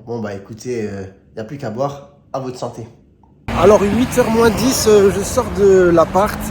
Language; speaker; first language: French; native; French